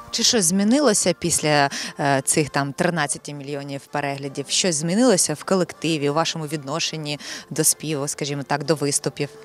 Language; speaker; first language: Ukrainian; native; Ukrainian